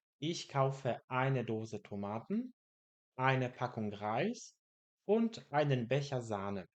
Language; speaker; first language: German; non-native, fluent; Polish